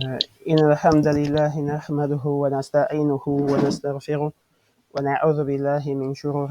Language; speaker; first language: Arabic; non-native, fluent; French